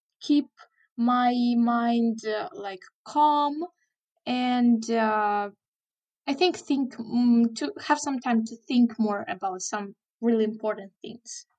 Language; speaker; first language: English; non-native, fluent; Ukrainian